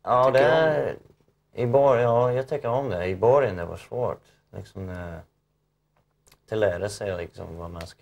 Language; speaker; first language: Swedish; non-native, fluent; English